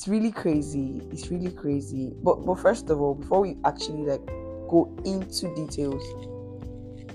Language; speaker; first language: English; non-native, local second language; Yoruba